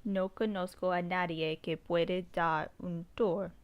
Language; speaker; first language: Spanish; non-native, learner; English